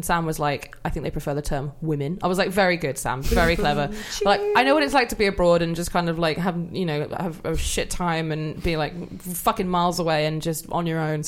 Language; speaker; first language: English; native; English